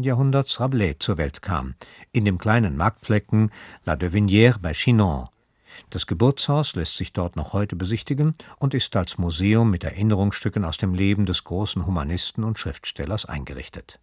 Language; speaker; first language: German; native; German